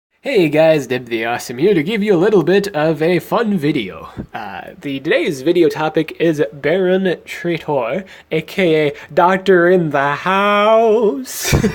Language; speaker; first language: English; native; English